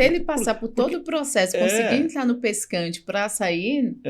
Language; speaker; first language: Portuguese; native; Portuguese